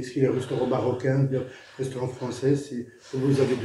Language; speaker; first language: French; non-native, local second language; Arabic